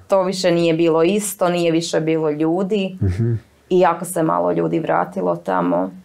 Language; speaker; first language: Croatian; native; Croatian